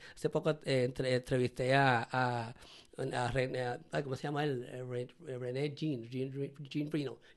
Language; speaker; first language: Spanish; native; Spanish